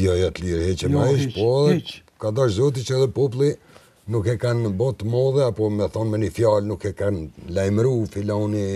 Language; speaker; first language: Albanian; native; Albanian